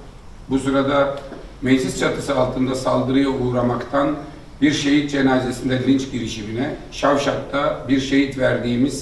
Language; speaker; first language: Turkish; native; Turkish